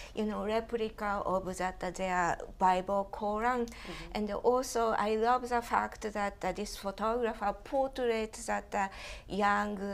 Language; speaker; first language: English; non-native, fluent; Japanese